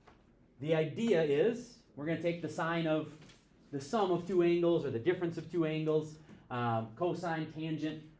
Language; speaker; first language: English; native; English